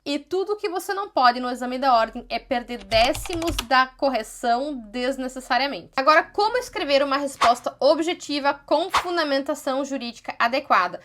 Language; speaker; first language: Portuguese; native; Portuguese